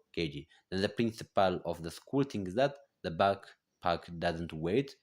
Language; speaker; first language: English; non-native, local second language; Amharic